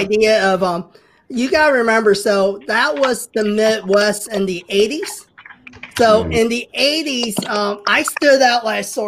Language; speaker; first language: English; early bilingual, other home language; Cantonese